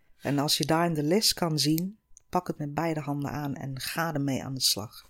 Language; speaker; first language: Dutch; non-native, fluent; English